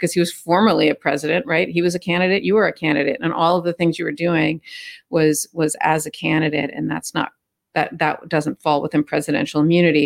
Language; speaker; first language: English; native; English